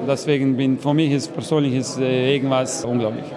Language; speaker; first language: German; non-native, fluent; Slovenian